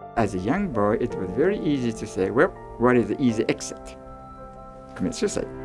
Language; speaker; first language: English; non-native, fluent; Japanese